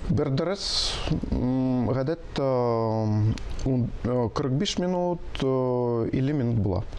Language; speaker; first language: Tatar; non-native, local second language; Russian